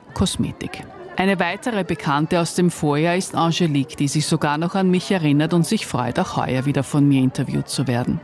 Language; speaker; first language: German; native; German